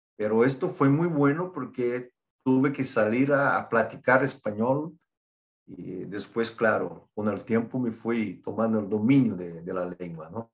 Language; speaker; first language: Spanish; non-native, fluent; Portuguese